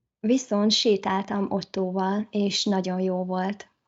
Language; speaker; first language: Hungarian; native; Hungarian